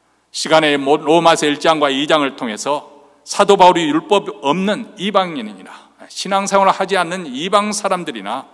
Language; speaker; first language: Korean; native; Korean